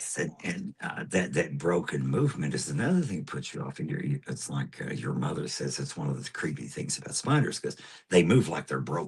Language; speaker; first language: English; native; English